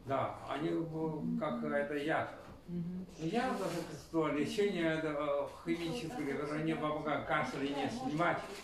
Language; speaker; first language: Russian; non-native, learner; Chinese